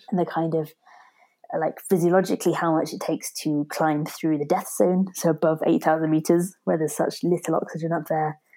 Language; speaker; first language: English; native; English